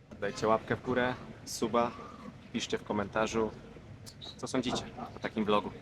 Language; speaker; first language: Polish; native; Polish